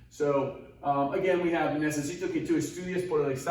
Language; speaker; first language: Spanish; non-native, fluent; English